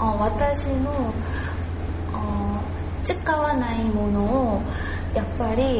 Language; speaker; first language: Japanese; non-native, learner; Korean